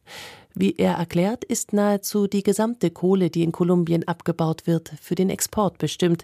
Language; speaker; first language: German; native; German